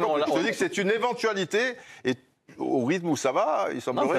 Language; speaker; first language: French; native; French